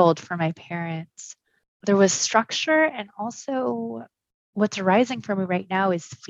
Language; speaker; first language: English; early bilingual, other home language; Japanese